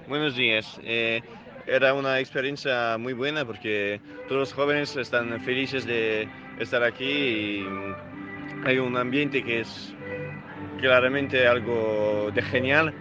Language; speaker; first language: Spanish; non-native, learner; French